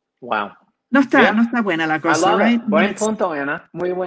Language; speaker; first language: Spanish; non-native, learner; English